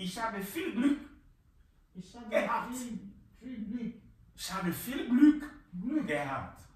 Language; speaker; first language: German; non-native, fluent; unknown